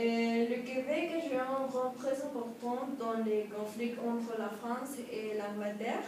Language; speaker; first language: French; non-native, learner; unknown